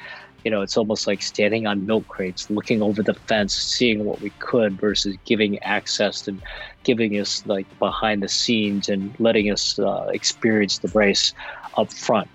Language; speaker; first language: English; native; English